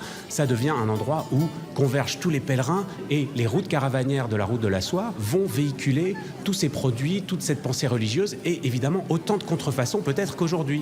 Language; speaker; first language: French; native; French